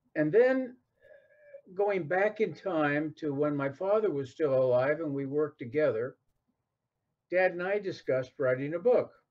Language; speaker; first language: English; native; English